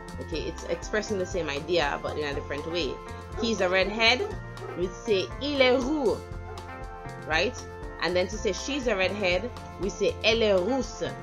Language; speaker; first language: English; native; English